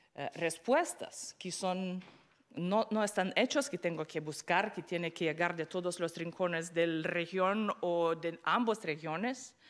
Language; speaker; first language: Spanish; non-native, fluent; Lithuanian